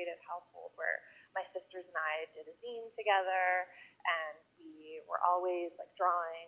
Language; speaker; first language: English; native; English